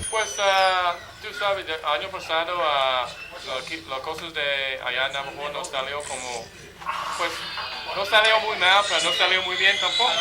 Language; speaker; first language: Spanish; non-native, fluent; English